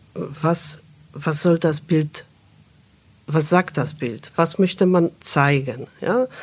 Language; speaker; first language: German; non-native, fluent; Polish